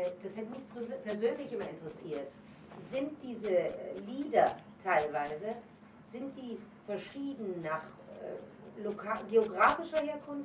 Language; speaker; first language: German; native; German